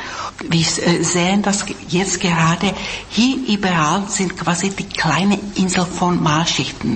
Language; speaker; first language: German; non-native, fluent; Czech